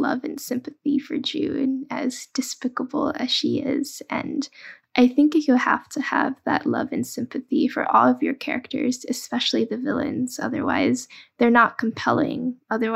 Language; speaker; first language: English; early bilingual, other home language; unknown